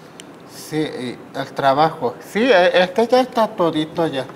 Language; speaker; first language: Spanish; non-native, learner; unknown